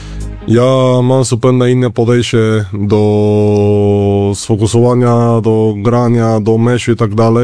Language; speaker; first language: Polish; non-native, learner; Spanish